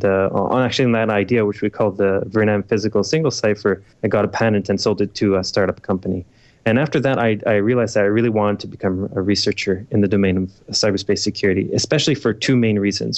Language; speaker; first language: English; native; English